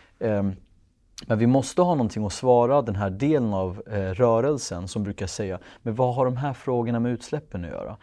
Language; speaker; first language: Swedish; early bilingual, other home language; Kurdish